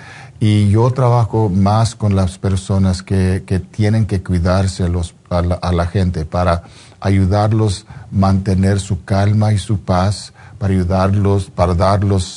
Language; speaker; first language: Spanish; non-native, fluent; English